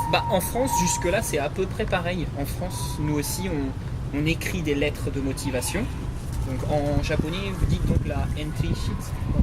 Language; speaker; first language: French; native; French